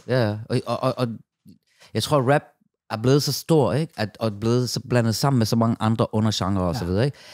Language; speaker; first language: Danish; early bilingual, other home language; Persian